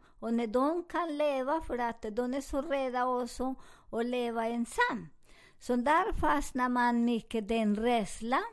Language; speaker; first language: Swedish; non-native, learner; Spanish